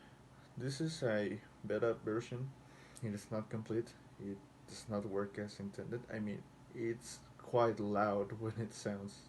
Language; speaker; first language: English; non-native, fluent; Spanish